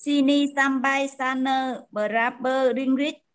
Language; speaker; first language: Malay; non-native, learner; Vietnamese